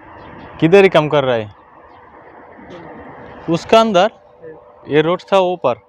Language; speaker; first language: Hindi; non-native, learner; Bangla